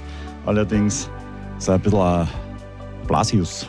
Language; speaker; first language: German; native; German